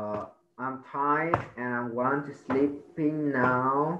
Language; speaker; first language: English; non-native, learner; Vietnamese